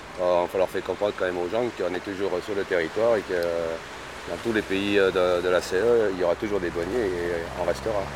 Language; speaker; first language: French; native; French